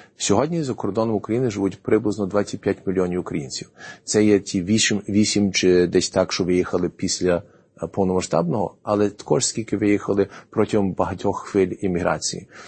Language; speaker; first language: Ukrainian; early bilingual, heritage; Ukrainian